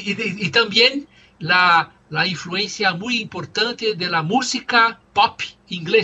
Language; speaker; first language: Spanish; non-native, fluent; Portuguese